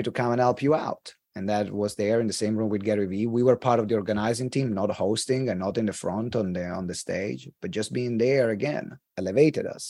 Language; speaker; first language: English; non-native, fluent; Italian